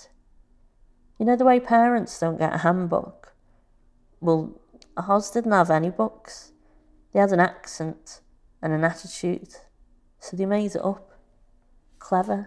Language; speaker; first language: English; native; English